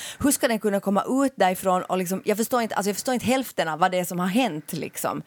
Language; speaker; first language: Swedish; native; Swedish